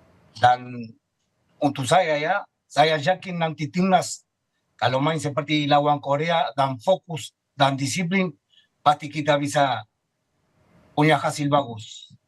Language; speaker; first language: Indonesian; non-native, fluent; Spanish